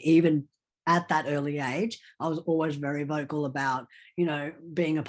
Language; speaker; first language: English; early bilingual, other home language; Hindi